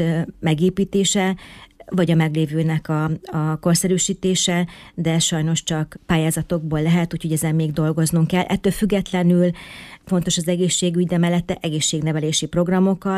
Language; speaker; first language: Hungarian; native; Hungarian